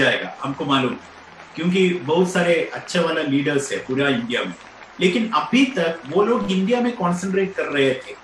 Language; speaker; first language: Hindi; non-native, local second language; Malayalam